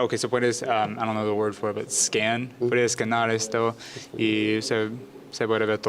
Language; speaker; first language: Spanish; non-native, learner; English